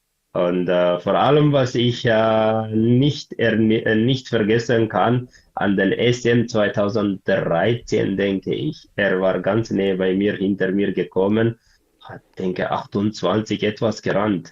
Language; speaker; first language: German; non-native, learner; Tigrinya